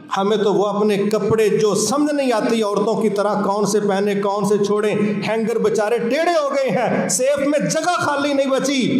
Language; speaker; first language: Urdu; non-native, local second language; Punjabi